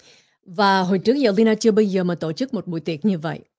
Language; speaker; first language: Vietnamese; early bilingual, heritage; Vietnamese